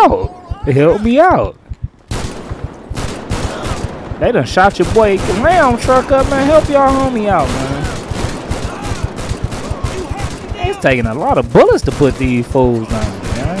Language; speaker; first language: English; native; English